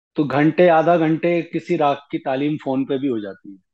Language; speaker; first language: Hindi; native; Hindi